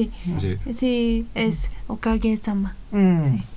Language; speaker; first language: Spanish; non-native, learner; Japanese